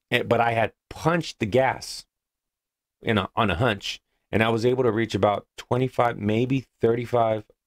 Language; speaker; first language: English; early bilingual, other home language; Spanish